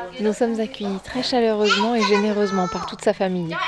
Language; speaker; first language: French; native; French